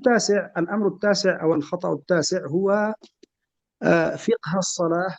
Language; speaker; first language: Arabic; native; Arabic